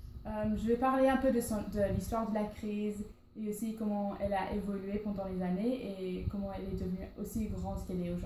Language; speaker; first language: French; non-native, learner; English